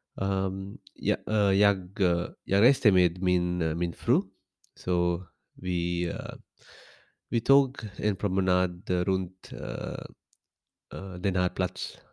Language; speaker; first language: Swedish; non-native, learner; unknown